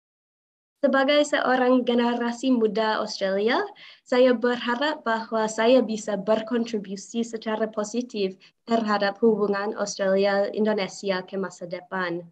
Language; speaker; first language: Indonesian; non-native, fluent; English